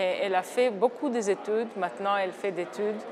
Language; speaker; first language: French; non-native, fluent; Hebrew